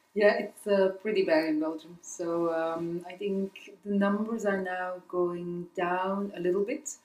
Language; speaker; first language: English; non-native, fluent; Dutch